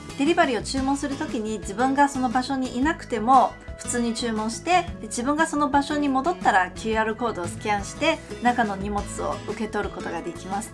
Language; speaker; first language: Japanese; non-native, fluent; Chinese